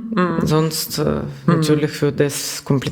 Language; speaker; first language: German; non-native, learner; Russian